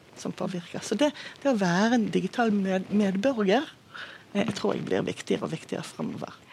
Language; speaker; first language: Norwegian; non-native, fluent; Hebrew